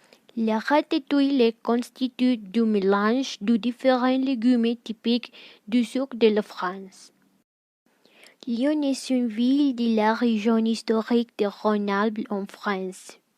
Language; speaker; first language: French; non-native, learner; Spanish